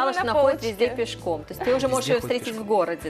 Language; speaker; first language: Russian; native; Russian